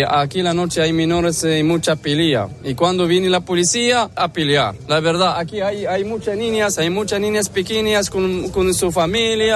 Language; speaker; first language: Spanish; non-native, learner; Arabic